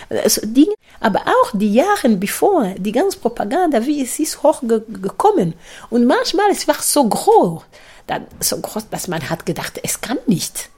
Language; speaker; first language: German; non-native, fluent; Kinyarwanda